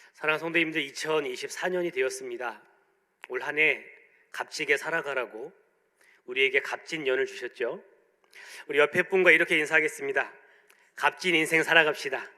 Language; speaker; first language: Korean; native; Korean